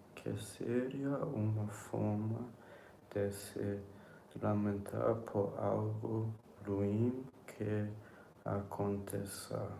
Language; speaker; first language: Portuguese; non-native, learner; English